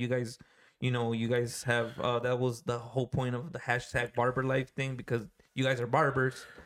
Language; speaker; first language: English; early bilingual, other home language; Spanish